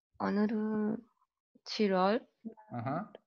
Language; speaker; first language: Korean; non-native, learner; Spanish